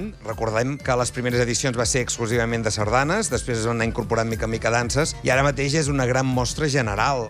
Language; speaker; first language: Catalan; native; Catalan